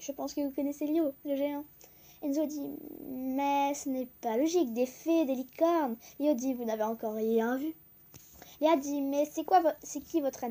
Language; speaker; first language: French; native; French